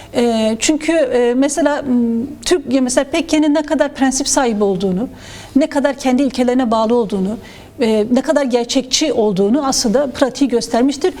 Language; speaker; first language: Turkish; non-native, local second language; Kurdish